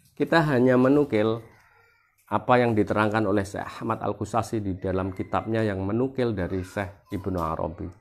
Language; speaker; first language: Indonesian; non-native, local second language; Javanese